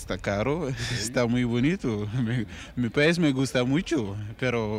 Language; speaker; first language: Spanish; non-native, learner; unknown